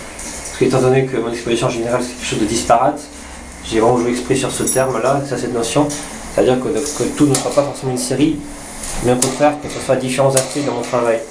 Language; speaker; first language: French; native; French